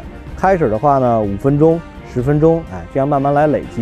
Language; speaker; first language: Chinese; native; Chinese